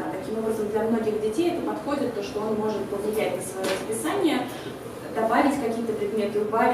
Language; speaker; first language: Russian; native; Russian